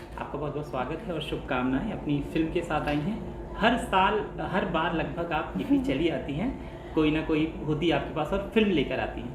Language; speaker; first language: Hindi; native; Hindi